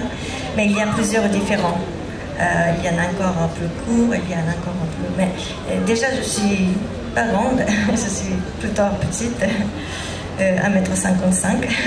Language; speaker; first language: French; non-native, learner; Japanese